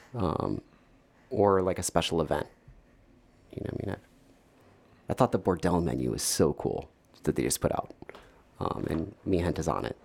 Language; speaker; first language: English; native; English